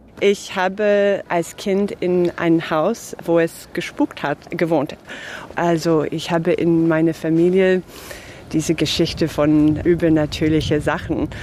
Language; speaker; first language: German; non-native, fluent; English